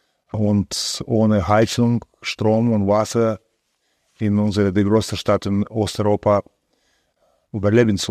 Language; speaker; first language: German; non-native, fluent; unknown